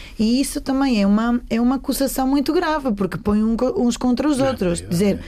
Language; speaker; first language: Portuguese; native; Portuguese